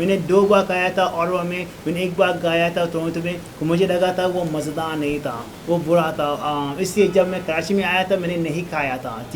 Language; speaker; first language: Hindi; non-native, learner; Arabic